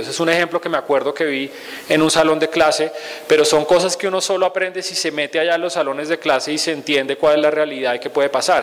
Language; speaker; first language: Spanish; native; Spanish